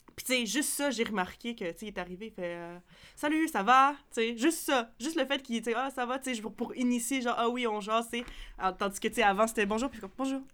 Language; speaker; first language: French; native; French